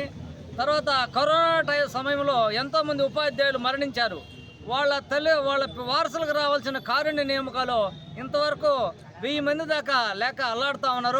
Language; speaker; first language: Telugu; native; Telugu